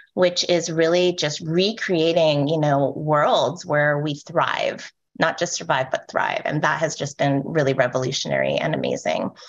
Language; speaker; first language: English; native; English